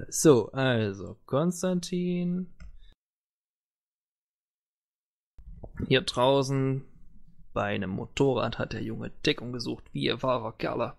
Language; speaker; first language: German; native; German